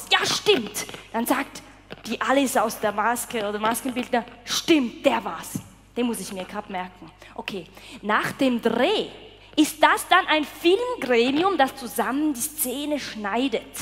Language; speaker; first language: German; native; German